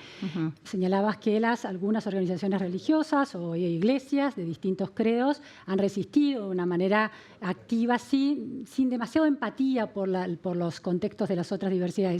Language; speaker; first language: Spanish; native; Spanish